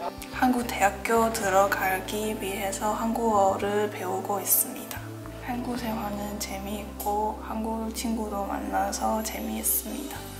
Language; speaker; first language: Korean; non-native, learner; Chinese